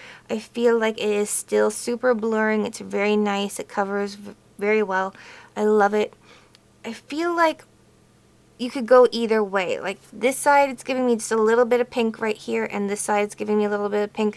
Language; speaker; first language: English; native; English